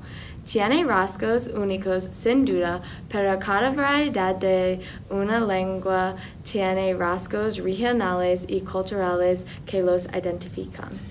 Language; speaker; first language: Spanish; non-native, learner; English